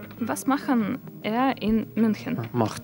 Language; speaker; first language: German; non-native, learner; Russian